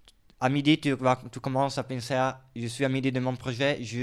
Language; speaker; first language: French; non-native, fluent; Italian